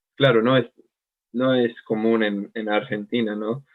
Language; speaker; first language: Spanish; non-native, learner; English